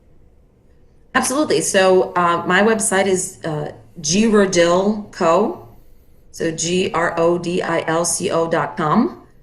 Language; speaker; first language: English; non-native, fluent; Portuguese